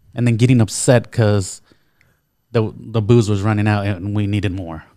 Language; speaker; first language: English; native; English